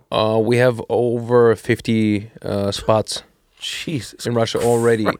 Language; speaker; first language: English; non-native, fluent; Russian